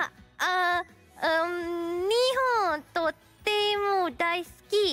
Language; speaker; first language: Japanese; non-native, fluent; Indonesian